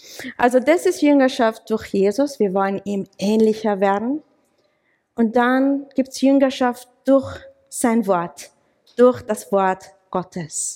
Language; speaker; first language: German; non-native, fluent; English